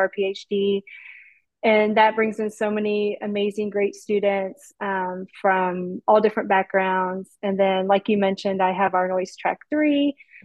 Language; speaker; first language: English; native; English